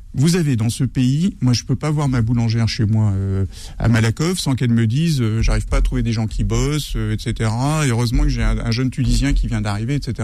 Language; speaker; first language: French; native; French